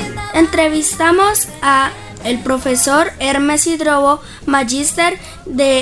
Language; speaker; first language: Spanish; native; Spanish